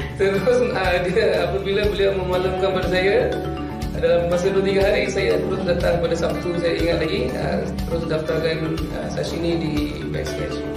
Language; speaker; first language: Malay; non-native, local second language; Tamil